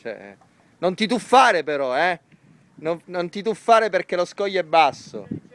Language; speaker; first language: Italian; native; Italian